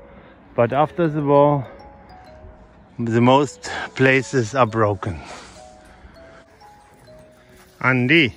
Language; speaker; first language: English; non-native, learner; German